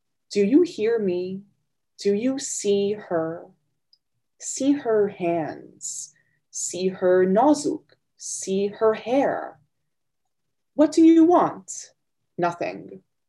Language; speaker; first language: English; early bilingual, other home language; Armenian